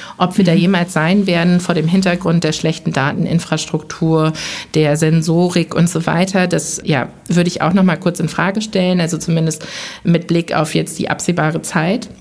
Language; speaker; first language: German; early bilingual, other home language; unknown